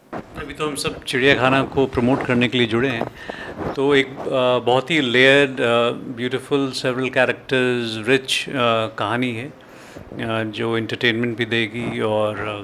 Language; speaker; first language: Hindi; native; Hindi